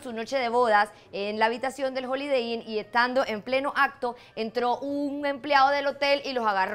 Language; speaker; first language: Spanish; native; Spanish